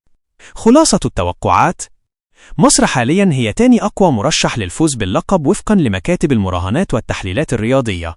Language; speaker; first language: Arabic; native; Arabic